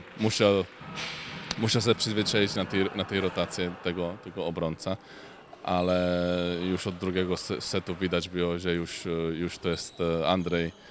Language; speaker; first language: Polish; non-native, fluent; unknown